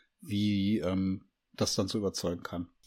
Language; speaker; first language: German; native; German